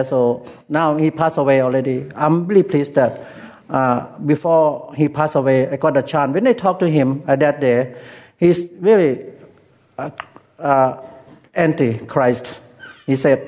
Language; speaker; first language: English; non-native, learner; Lao